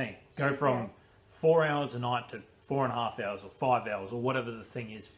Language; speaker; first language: English; native; English